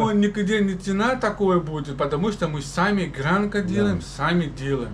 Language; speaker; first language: Russian; non-native, learner; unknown